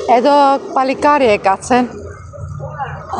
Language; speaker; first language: Greek; non-native, learner; Armenian